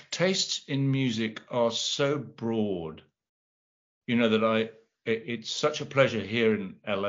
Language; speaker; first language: English; native; English